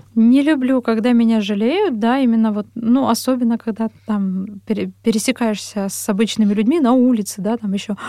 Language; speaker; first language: Russian; native; Russian